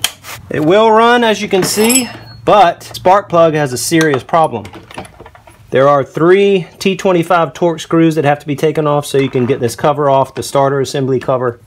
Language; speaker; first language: English; native; English